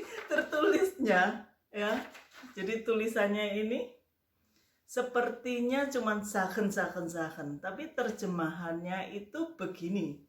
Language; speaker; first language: Indonesian; native; Indonesian